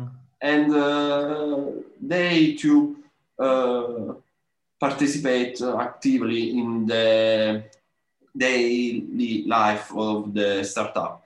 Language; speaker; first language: English; non-native, learner; Italian